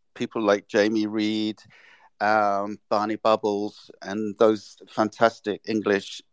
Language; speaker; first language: English; native; English